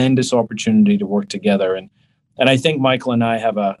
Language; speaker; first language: English; native; English